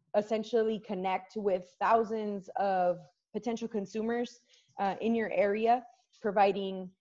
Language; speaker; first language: English; early bilingual, other home language; Spanish